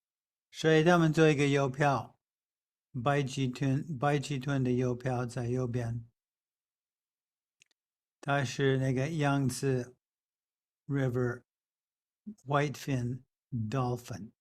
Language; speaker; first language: Chinese; non-native, fluent; English